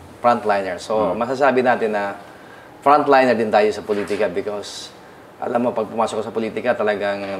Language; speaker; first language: Filipino; non-native, local second language; Bikol